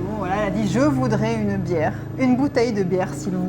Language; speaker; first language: French; native; French